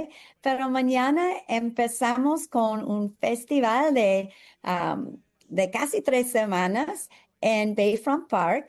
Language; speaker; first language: Spanish; non-native, fluent; English